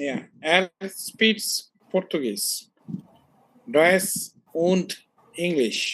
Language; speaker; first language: German; non-native, learner; Bangla